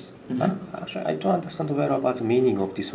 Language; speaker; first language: English; non-native, learner; Japanese